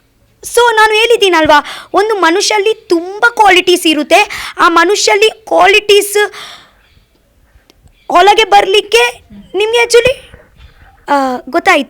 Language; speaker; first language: Kannada; non-native, learner; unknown